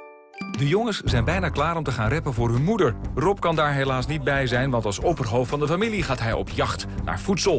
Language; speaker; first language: Dutch; native; Dutch